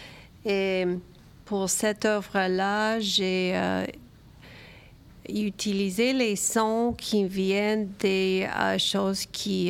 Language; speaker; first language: French; early bilingual, other home language; Romanian